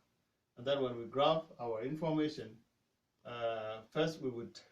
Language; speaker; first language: English; non-native, fluent; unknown